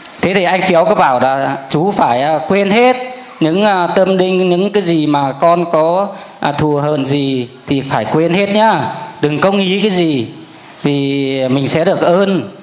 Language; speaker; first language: Vietnamese; non-native, local second language; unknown